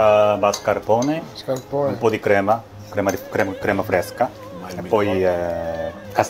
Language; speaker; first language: Italian; non-native, learner; Korean